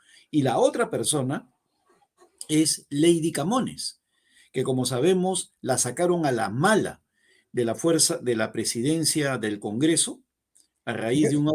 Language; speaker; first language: Spanish; native; Spanish